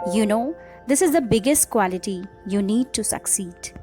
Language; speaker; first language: English; non-native, local second language; Hindi